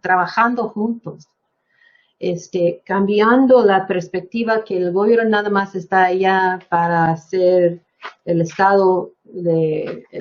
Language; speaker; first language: Spanish; non-native, fluent; English